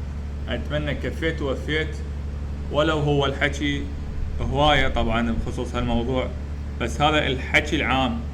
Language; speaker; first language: Arabic; native; Arabic